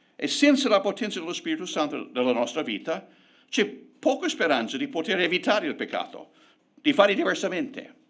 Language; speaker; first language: Italian; non-native, fluent; English